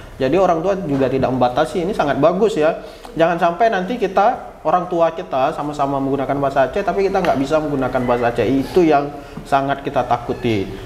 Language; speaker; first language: Indonesian; non-native, local second language; Achinese